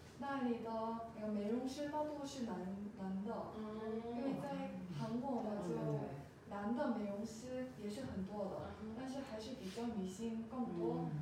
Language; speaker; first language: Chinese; non-native, learner; Korean